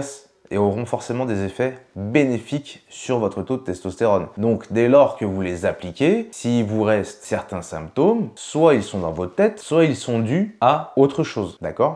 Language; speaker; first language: French; native; French